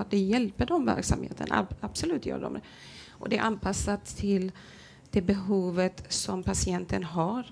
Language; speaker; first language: Swedish; non-native, fluent; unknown